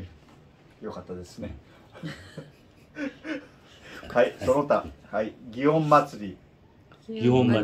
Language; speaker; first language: Japanese; non-native, learner; Korean